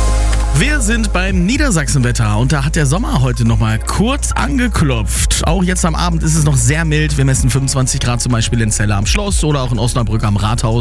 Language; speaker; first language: German; native; German